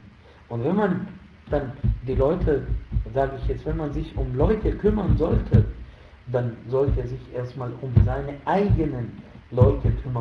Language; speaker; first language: German; non-native, fluent; Arabic